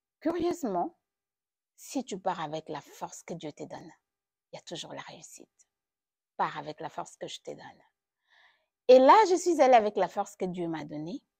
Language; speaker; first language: French; non-native, local second language; Lingala